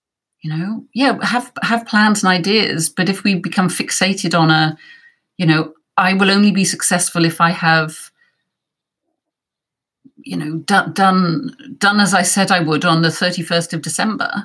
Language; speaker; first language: English; native; English